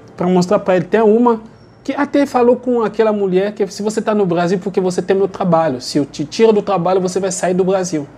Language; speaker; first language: Portuguese; non-native, fluent; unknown